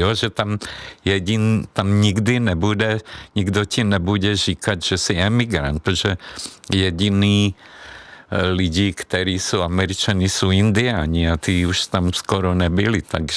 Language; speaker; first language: Czech; non-native, fluent; Hungarian